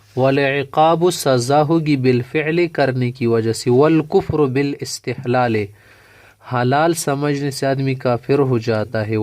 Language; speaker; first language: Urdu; non-native, local second language; Pashto